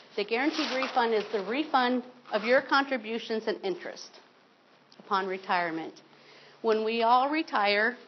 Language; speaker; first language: English; native; English